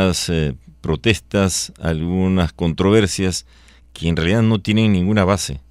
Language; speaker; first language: Spanish; native; Spanish